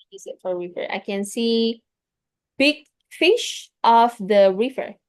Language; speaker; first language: English; non-native, fluent; Indonesian